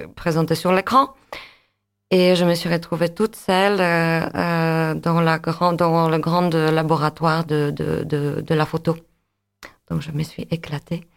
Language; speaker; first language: French; non-native, fluent; Polish